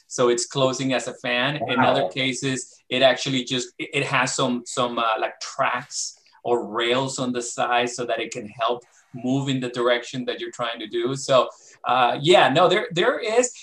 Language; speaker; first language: English; non-native, fluent; Spanish